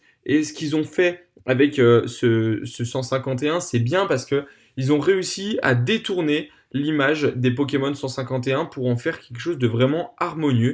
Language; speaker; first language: French; native; French